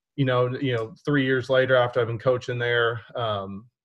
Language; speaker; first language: English; native; English